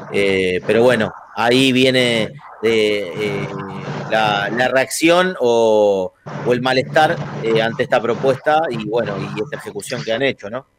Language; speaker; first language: Spanish; native; Spanish